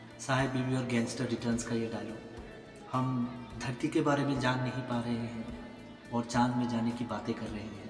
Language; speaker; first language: Hindi; non-native, local second language; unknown